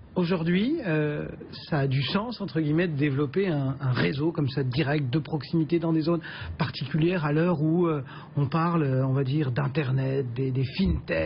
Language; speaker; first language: French; native; French